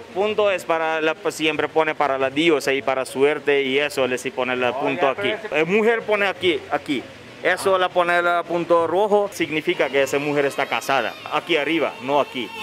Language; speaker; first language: Spanish; non-native, learner; Gujarati